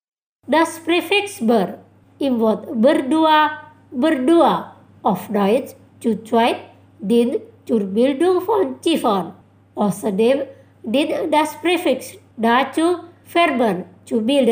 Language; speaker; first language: German; non-native, learner; Indonesian